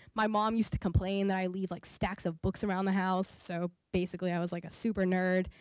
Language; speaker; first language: English; native; English